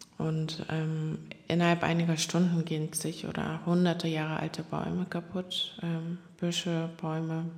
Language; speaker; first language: German; non-native, fluent; Korean